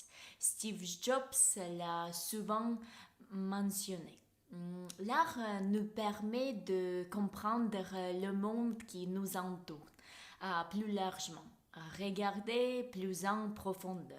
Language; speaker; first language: French; non-native, fluent; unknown